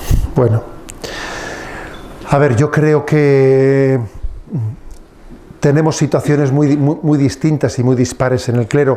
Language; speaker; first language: Spanish; native; Spanish